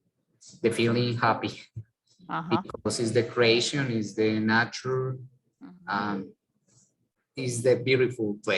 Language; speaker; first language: English; non-native, learner; Spanish